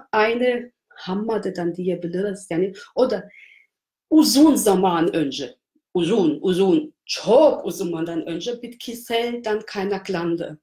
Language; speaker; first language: Turkish; non-native, fluent; German